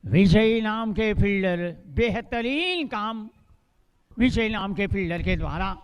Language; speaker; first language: Hindi; non-native, local second language; Gujarati